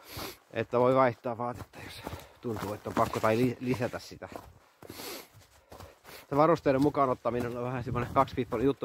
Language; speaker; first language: Finnish; native; Finnish